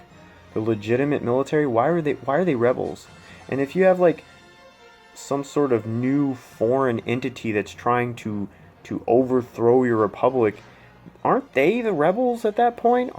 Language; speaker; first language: English; native; English